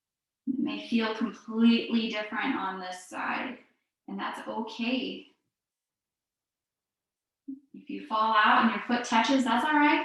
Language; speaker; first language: English; native; English